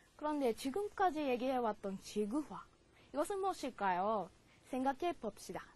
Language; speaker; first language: Korean; non-native, learner; Japanese